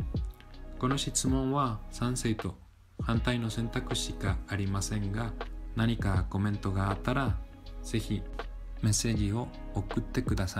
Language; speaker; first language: Japanese; non-native, learner; Spanish